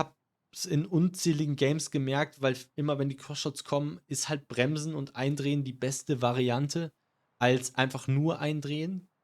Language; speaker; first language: German; native; German